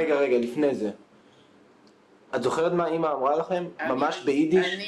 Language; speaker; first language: Hebrew; native; Hebrew